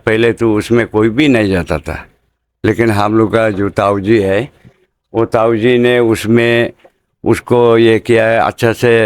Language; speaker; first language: Hindi; non-native, local second language; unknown